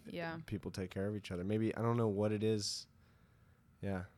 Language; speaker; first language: English; native; English